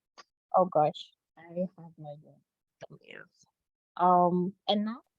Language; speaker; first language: English; non-native, local second language; Swahili